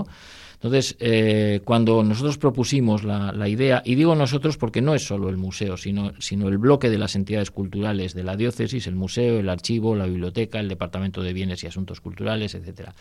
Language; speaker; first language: Spanish; native; Spanish